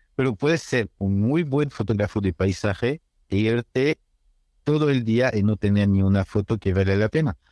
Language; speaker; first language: Spanish; non-native, fluent; French